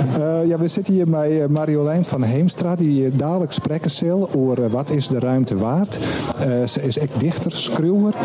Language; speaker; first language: Dutch; non-native, local second language; Western Frisian